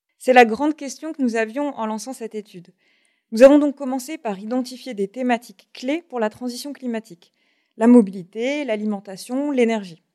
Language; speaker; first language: French; native; French